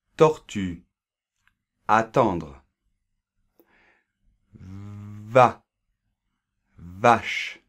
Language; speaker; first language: French; native; French